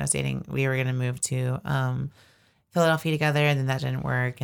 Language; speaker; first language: English; native; English